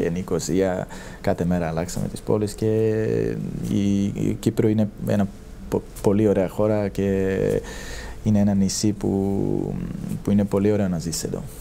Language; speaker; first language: Greek; non-native, fluent; Serbian